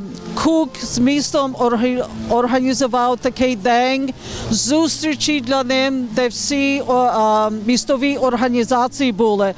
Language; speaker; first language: Ukrainian; early bilingual, heritage; Ukrainian